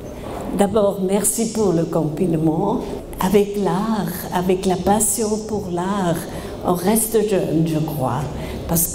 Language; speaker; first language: French; non-native, fluent; German